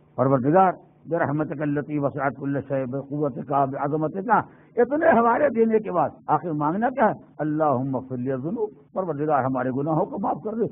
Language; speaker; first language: Urdu; native; Urdu